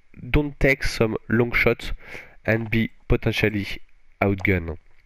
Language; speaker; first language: English; non-native, fluent; French